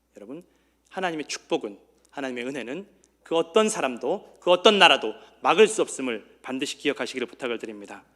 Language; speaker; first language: Korean; native; Korean